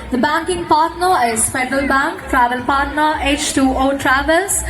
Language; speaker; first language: English; non-native, local second language; Malayalam